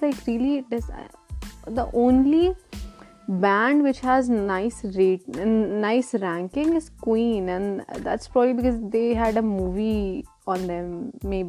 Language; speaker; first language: English; non-native, local second language; Hindi